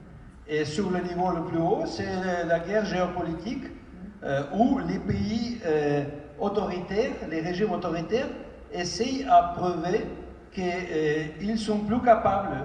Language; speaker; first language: French; non-native, fluent; Ukrainian